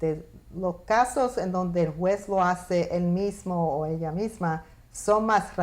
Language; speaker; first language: Spanish; early bilingual, heritage; Spanish